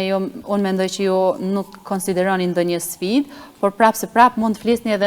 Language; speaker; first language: Albanian; native; Albanian